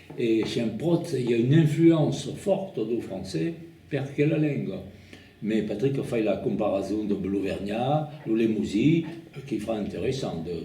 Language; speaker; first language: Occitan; native; Occitan